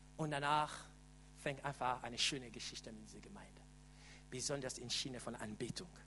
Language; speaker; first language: German; non-native, fluent; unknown